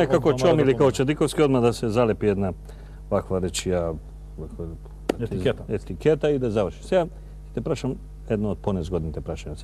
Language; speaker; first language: Macedonian; native; Macedonian